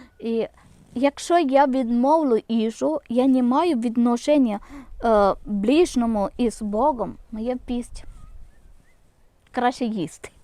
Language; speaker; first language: Ukrainian; non-native, local second language; Malayalam